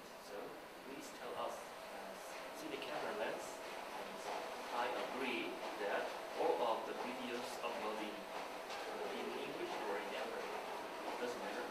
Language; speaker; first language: English; non-native, learner; Korean